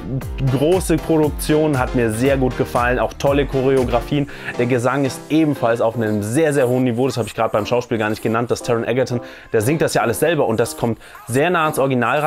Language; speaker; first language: German; native; German